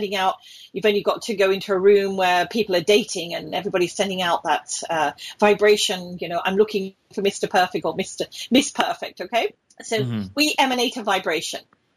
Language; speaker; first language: English; native; English